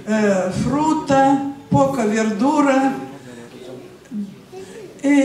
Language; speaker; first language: Italian; non-native, learner; Russian